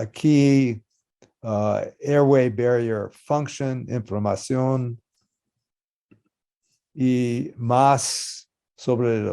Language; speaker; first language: Spanish; non-native, learner; English